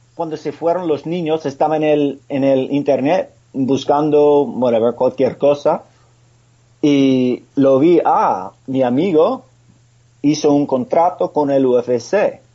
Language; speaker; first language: Spanish; non-native, fluent; English